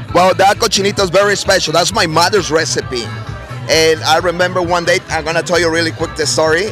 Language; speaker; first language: English; non-native, fluent; Spanish